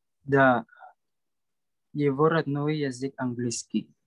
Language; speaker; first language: Russian; non-native, learner; Indonesian